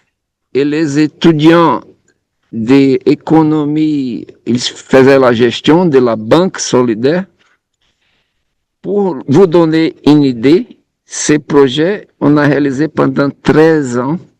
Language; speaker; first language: French; non-native, fluent; Portuguese